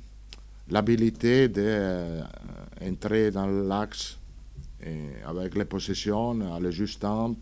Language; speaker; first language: French; non-native, fluent; Italian